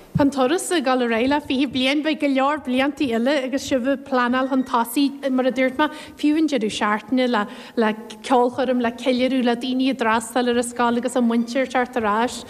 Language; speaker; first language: Irish; native; Irish